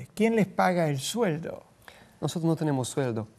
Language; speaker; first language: Spanish; non-native, fluent; Romanian